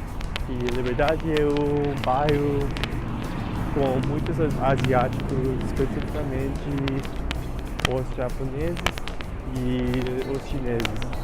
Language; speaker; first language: Portuguese; non-native, learner; English